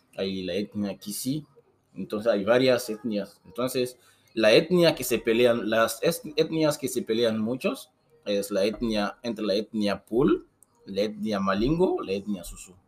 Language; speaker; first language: Spanish; non-native, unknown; Susu